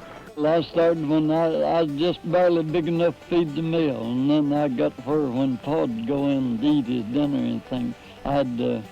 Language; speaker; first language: English; native; English